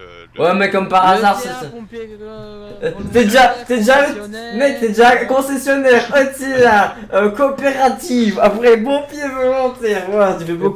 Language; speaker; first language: French; native; French